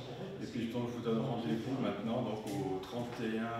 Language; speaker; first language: French; native; French